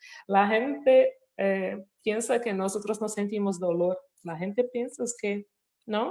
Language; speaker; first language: Spanish; non-native, fluent; Portuguese